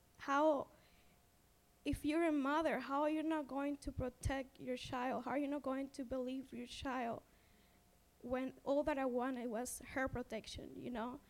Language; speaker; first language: English; non-native, fluent; Spanish